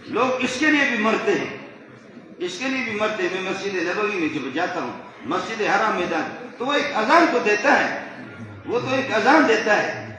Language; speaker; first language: Urdu; non-native, local second language; Brahui